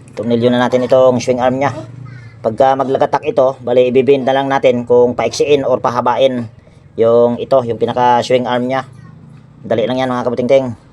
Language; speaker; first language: Filipino; non-native, local second language; Cebuano